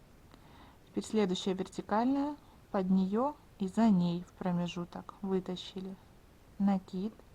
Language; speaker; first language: Russian; native; Russian